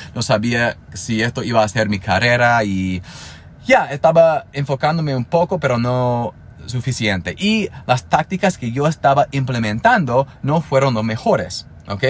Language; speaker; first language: Spanish; non-native, fluent; English